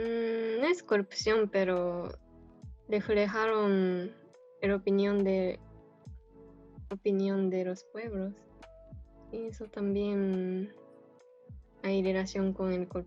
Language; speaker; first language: Spanish; non-native, fluent; Japanese